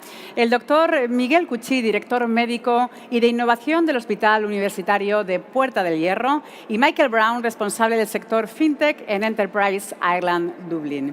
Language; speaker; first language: Spanish; native; Spanish